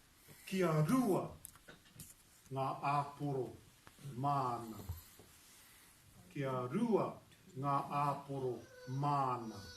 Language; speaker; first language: Māori; non-native, local second language; English